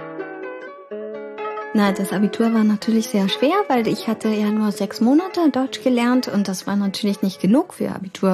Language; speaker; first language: German; early bilingual, heritage; German